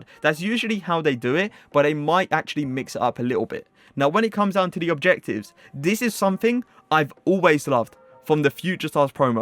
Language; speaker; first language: English; native; English